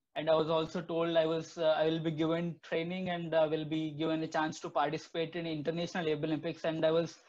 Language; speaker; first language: English; non-native, local second language; Telugu